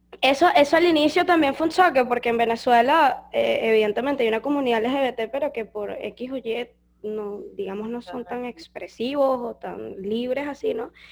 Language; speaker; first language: Spanish; native; Spanish